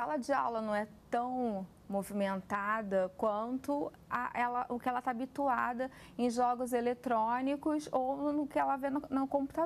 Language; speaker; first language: Portuguese; native; Portuguese